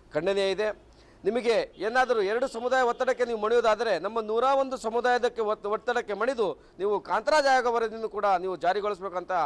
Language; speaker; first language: Kannada; non-native, local second language; Lambadi